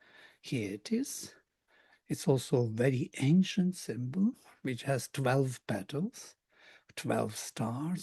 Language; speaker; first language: English; non-native, fluent; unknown